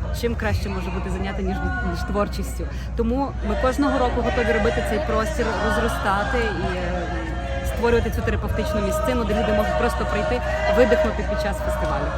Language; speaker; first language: Ukrainian; native; Ukrainian